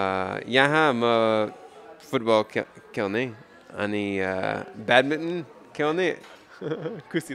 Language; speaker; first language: Nepali; non-native, learner; English